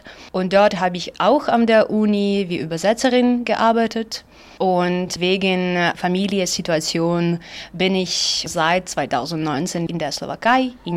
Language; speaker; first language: German; non-native, learner; Ukrainian